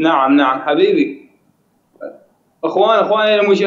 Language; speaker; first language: Arabic; native; Arabic